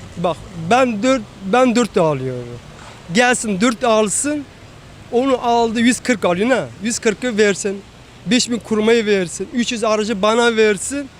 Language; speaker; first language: Turkish; non-native, local second language; Kurdish